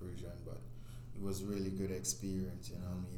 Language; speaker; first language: English; non-native, local second language; Jamaican Creole English